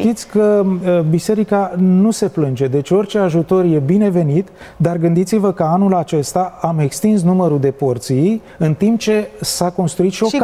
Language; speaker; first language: Romanian; native; Romanian